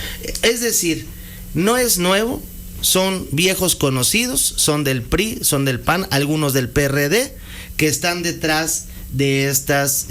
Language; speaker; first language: Spanish; native; Spanish